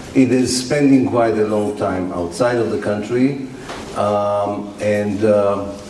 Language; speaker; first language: English; non-native, fluent; Arabic